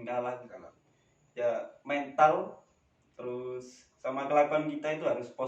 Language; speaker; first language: Indonesian; native; Indonesian